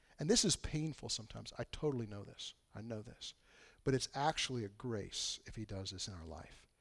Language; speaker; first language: English; native; English